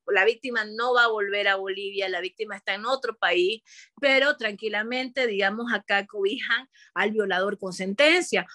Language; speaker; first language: Spanish; native; Spanish